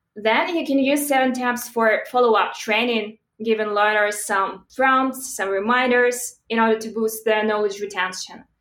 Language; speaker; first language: English; non-native, fluent; Russian